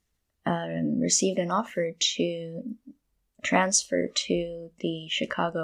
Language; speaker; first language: English; non-native, local second language; Filipino